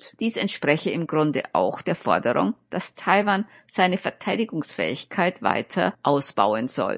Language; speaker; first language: German; native; German